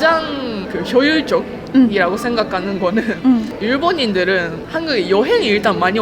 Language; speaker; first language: Korean; non-native, fluent; Japanese